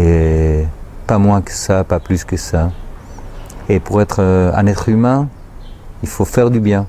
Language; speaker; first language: French; non-native, fluent; Spanish